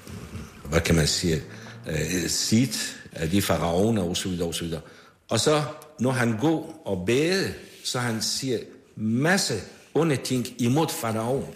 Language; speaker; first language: Danish; non-native, fluent; Persian